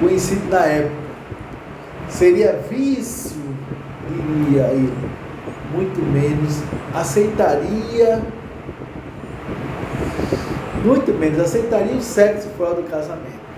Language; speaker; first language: Portuguese; native; Portuguese